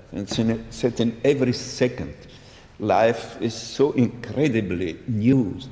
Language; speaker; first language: English; non-native, fluent; German